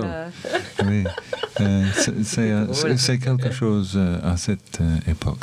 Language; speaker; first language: French; non-native, learner; English